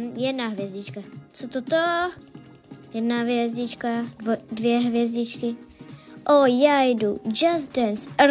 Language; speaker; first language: Czech; native; Czech